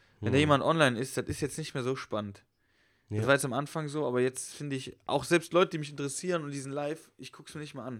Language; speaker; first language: German; native; German